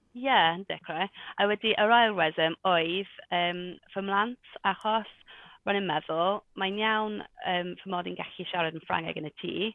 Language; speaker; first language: Welsh; non-native, local second language; English